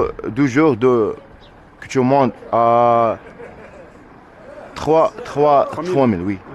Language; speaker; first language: French; non-native, learner; Arabic